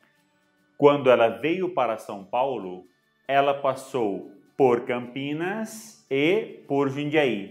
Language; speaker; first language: Portuguese; non-native, fluent; Arabic